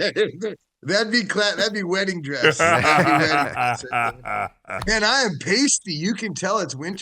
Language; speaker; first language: English; native; English